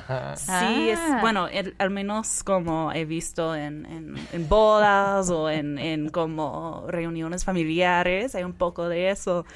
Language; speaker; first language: Spanish; non-native, fluent; English